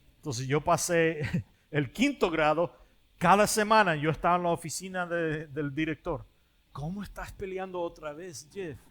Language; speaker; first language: Spanish; early bilingual, other home language; English